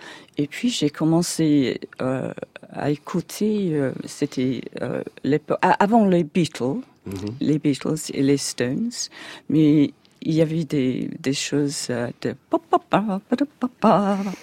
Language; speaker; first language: French; non-native, fluent; English